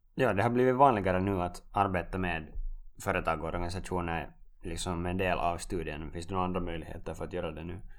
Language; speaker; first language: Swedish; native; Swedish